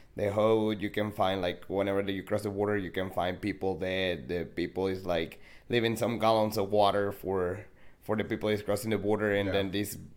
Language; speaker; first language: English; non-native, fluent; Spanish